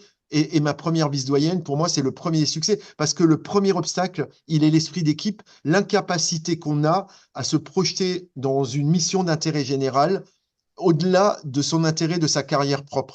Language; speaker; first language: French; native; French